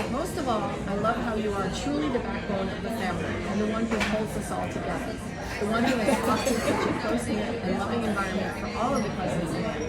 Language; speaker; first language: English; native; English